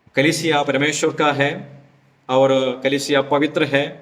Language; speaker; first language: Hindi; non-native, local second language; Malayalam